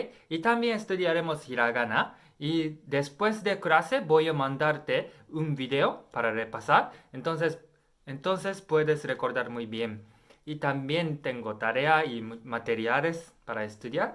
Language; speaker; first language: Spanish; non-native, learner; Japanese